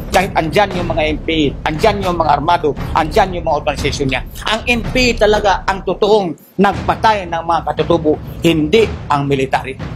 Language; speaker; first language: Filipino; non-native, local second language; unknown